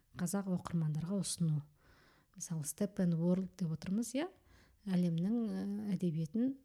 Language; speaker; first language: Kazakh; early bilingual, heritage; Kazakh